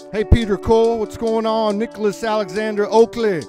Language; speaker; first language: English; native; English